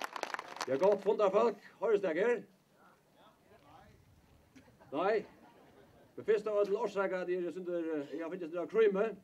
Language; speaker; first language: Danish; non-native, learner; Faroese